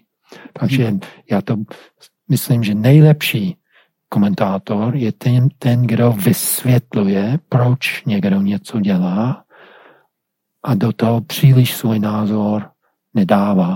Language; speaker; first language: Czech; non-native, fluent; English